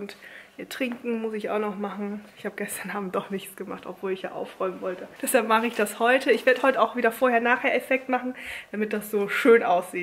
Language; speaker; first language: German; native; German